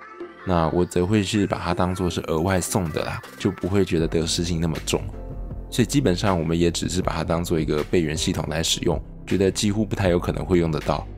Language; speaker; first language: Chinese; native; Chinese